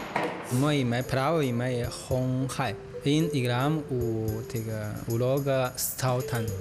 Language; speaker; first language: Slovenian; non-native, learner; Chinese